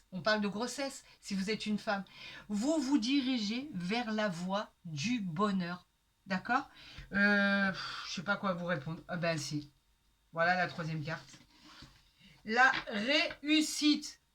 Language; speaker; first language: French; native; French